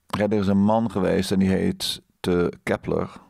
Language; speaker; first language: Dutch; native; Dutch